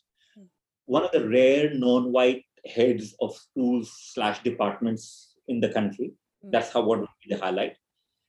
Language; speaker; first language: English; non-native, local second language; Hindi